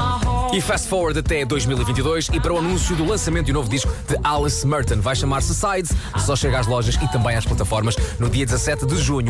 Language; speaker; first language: Portuguese; native; Portuguese